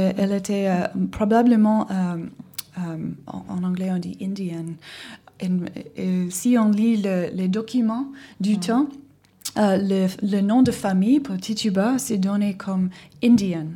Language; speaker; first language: French; non-native, learner; English